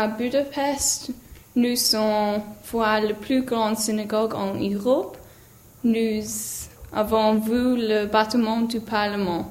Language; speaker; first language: French; non-native, learner; English